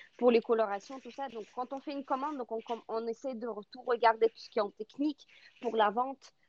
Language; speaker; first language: French; non-native, fluent; Russian